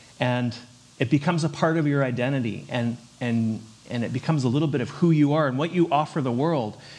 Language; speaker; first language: English; native; English